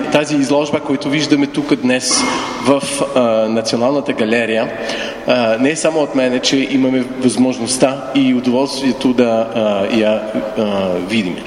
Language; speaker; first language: Bulgarian; non-native, fluent; French